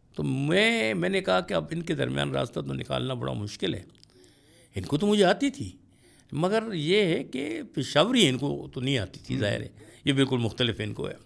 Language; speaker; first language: Urdu; non-native, local second language; Pashto